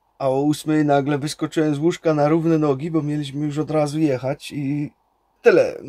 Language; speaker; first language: Polish; native; Polish